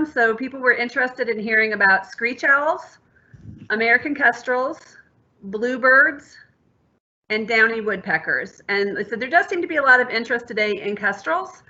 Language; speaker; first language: English; native; English